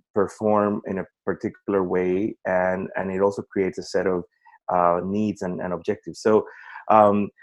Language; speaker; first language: English; non-native, fluent; Spanish